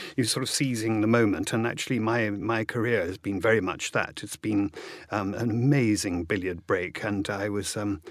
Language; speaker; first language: English; native; English